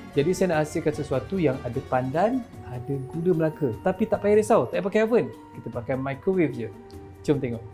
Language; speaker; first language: Malay; native; Malay